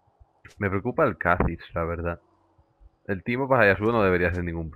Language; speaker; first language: Spanish; native; Spanish